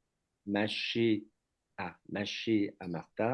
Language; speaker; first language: Hebrew; non-native, learner; French